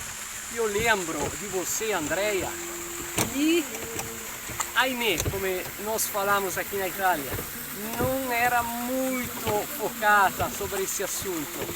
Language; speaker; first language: Portuguese; non-native, fluent; Italian